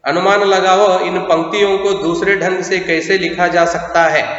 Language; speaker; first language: Hindi; non-native, local second language; Kannada